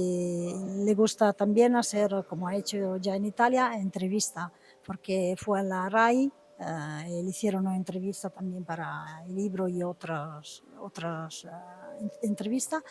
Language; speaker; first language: Spanish; non-native, fluent; Italian